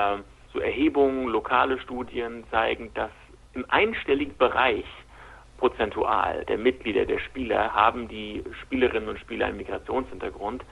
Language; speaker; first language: German; native; German